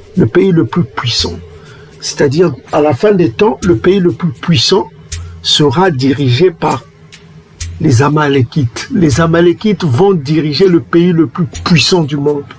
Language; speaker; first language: French; non-native, local second language; Kongo